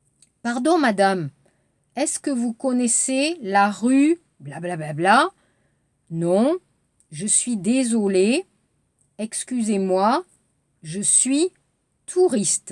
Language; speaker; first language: French; native; French